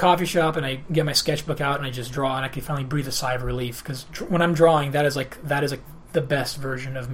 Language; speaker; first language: English; early bilingual, other home language; Greek